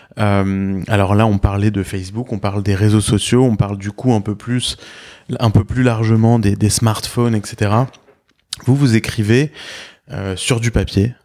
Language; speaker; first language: French; native; French